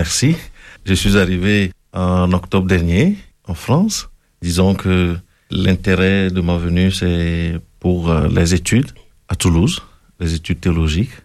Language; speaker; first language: French; non-native, local second language; Ewe